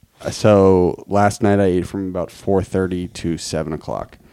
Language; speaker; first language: English; native; English